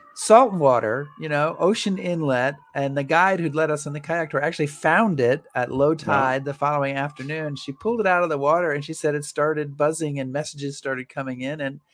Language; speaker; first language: English; native; English